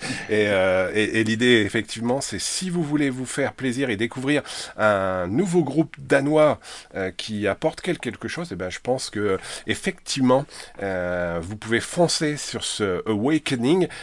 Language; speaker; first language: French; native; French